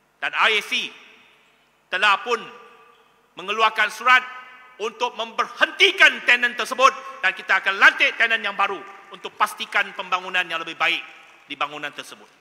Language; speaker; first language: Malay; non-native, local second language; Chinese